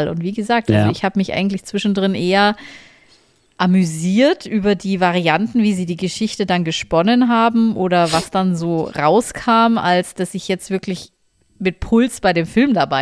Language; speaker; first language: German; native; German